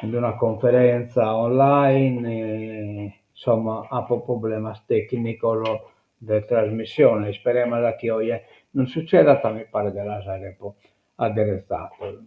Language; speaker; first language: Italian; non-native, local second language; Sardinian